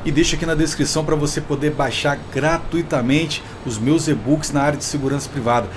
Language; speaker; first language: Portuguese; native; Portuguese